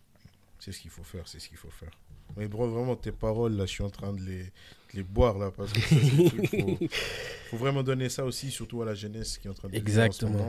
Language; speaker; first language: French; native; French